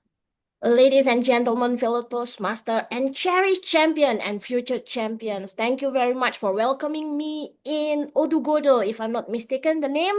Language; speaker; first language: English; non-native, fluent; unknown